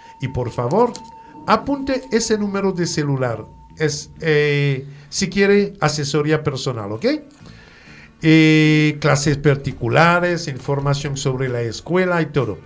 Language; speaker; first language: Spanish; non-native, fluent; French